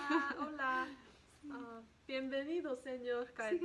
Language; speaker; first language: Spanish; non-native, learner; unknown